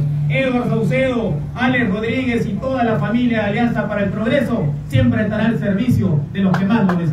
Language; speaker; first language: Spanish; native; Spanish